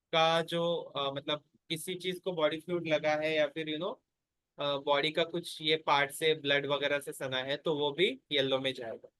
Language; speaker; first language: Hindi; non-native, local second language; Marathi